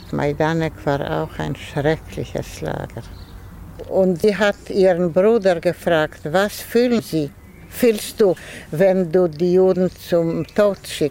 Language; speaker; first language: German; non-native, fluent; Polish